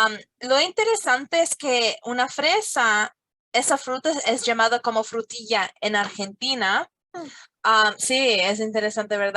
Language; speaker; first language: Spanish; non-native, fluent; English